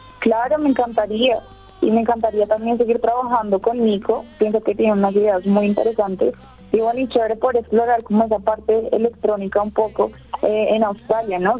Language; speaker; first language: Spanish; native; Spanish